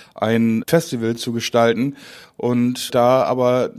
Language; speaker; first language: German; non-native, local second language; Low German